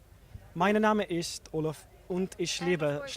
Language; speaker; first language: German; non-native, learner; Swedish